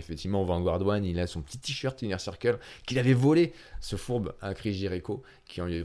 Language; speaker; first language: French; native; French